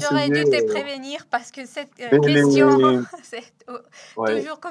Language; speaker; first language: French; non-native, fluent; Italian